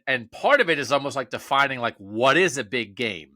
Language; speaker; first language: English; native; English